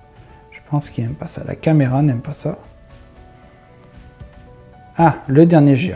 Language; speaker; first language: French; native; French